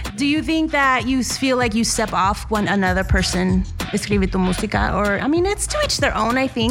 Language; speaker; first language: English; early bilingual, other home language; Spanish